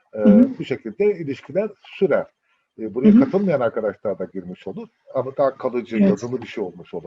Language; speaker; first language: Turkish; native; Turkish